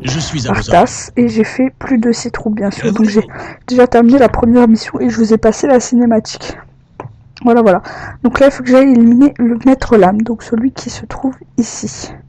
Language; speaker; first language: French; native; French